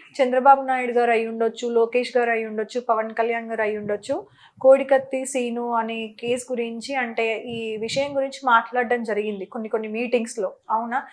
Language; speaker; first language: Telugu; native; Telugu